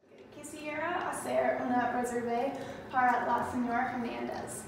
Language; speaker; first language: Spanish; non-native, learner; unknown